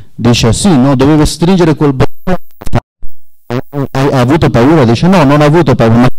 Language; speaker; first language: Italian; non-native, learner; Persian